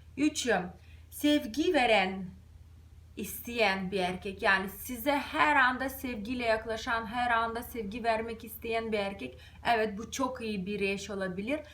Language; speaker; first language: Turkish; non-native, fluent; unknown